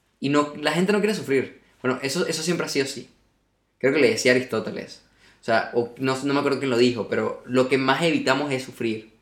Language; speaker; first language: Spanish; native; Spanish